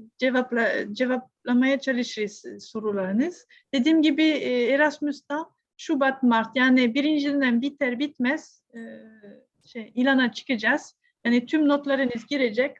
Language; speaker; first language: Turkish; non-native, fluent; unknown